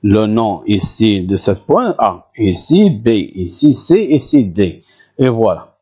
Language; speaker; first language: French; non-native, local second language; Arabic